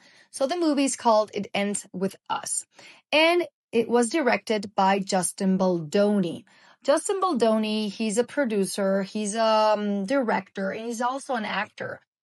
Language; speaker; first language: English; native; English